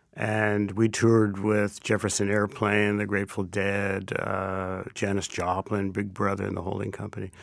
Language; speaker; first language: English; native; English